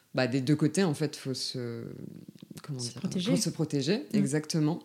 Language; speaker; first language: French; native; French